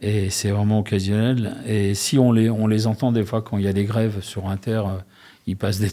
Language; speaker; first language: French; native; French